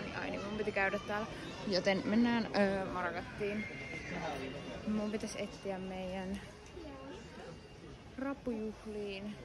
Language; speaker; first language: Finnish; native; Finnish